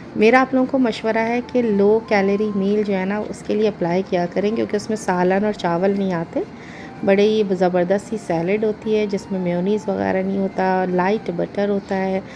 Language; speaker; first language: Urdu; native; Urdu